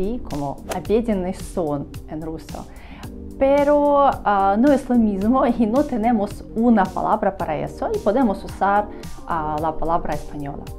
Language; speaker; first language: Spanish; non-native, learner; Russian